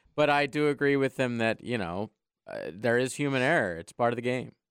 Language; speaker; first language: English; native; English